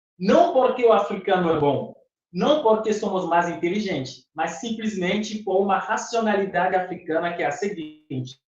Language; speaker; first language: Portuguese; non-native, fluent; Fon